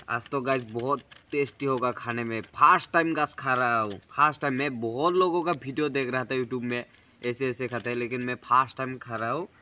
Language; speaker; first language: Hindi; non-native, local second language; Assamese